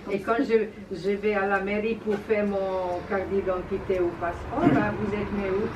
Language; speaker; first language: French; non-native, fluent; Slovak